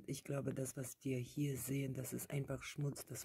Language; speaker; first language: German; non-native, fluent; Russian